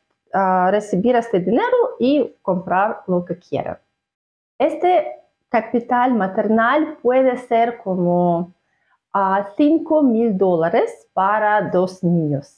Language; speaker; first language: Spanish; non-native, fluent; Russian